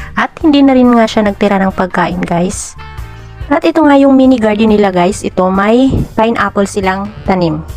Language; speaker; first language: Filipino; non-native, local second language; Waray